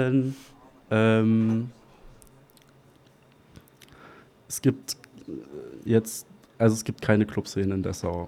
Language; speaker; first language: German; native; German